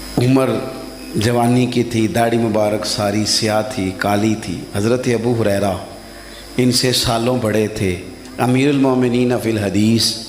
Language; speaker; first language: Urdu; non-native, local second language; Punjabi